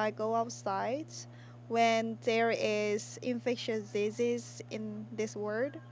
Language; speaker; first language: English; non-native, learner; Korean